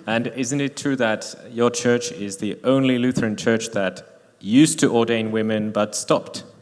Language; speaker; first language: English; non-native, fluent; Finnish